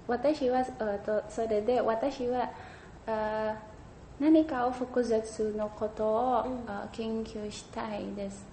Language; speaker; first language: Japanese; non-native, learner; Indonesian